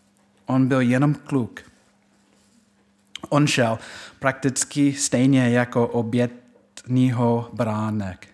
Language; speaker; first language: Czech; non-native, fluent; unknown